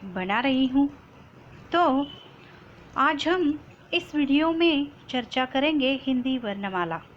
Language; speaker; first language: Hindi; non-native, local second language; Kannada